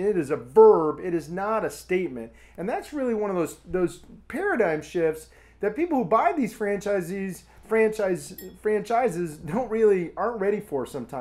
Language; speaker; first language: English; native; English